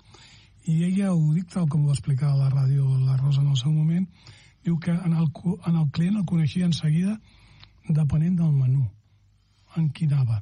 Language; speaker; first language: Catalan; native; Catalan